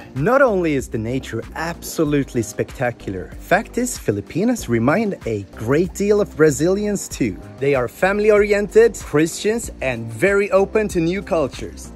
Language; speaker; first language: English; non-native, fluent; Swedish